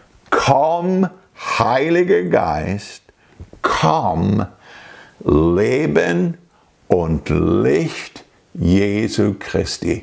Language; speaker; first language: German; non-native, fluent; English